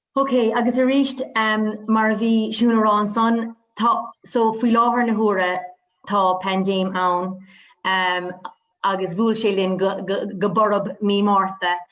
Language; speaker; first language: Irish; native; Irish